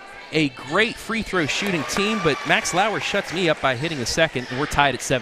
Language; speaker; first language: English; native; English